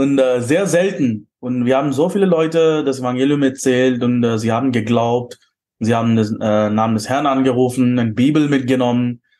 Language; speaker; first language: German; non-native, fluent; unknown